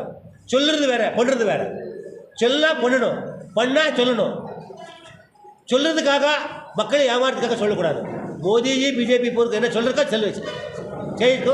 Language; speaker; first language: Tamil; non-native, learner; Kannada